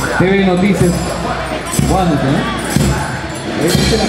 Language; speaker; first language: Spanish; native; Spanish